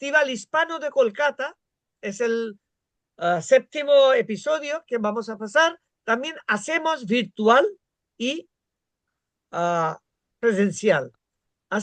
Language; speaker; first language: Spanish; non-native, fluent; Bangla